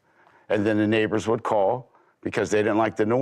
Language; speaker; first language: English; native; English